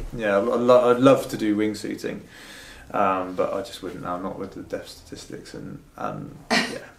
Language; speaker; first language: English; native; English